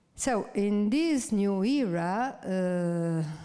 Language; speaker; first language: English; non-native, fluent; Italian